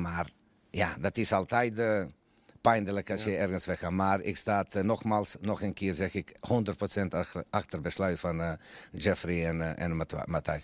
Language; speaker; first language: Dutch; non-native, fluent; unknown